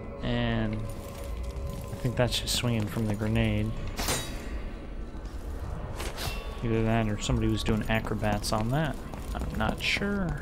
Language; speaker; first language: English; native; English